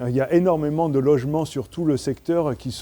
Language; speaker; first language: French; native; French